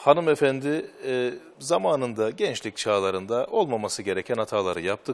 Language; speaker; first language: Turkish; native; Turkish